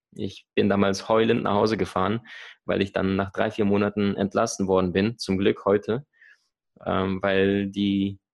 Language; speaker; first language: German; early bilingual, other home language; Russian